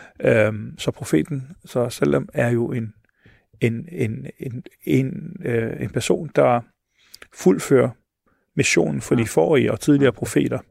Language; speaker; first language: Danish; early bilingual, other home language; Arabic